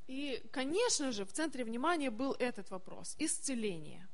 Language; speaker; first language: Russian; native; Russian